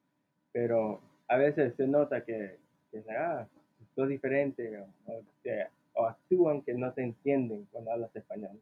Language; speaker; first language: Spanish; early bilingual, heritage; Spanish